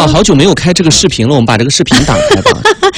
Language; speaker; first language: Chinese; native; Chinese